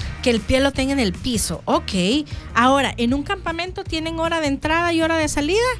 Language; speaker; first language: Spanish; native; Spanish